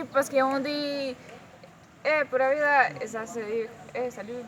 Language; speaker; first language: French; non-native, learner; Spanish